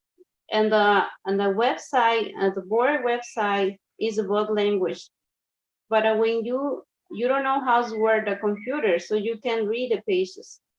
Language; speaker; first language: English; non-native, learner; Spanish